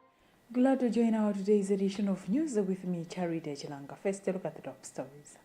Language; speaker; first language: English; non-native, local second language; Nyanja